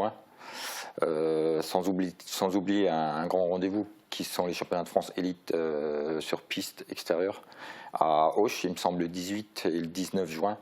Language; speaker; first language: French; native; French